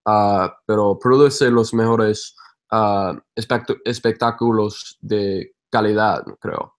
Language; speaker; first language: Spanish; non-native, fluent; English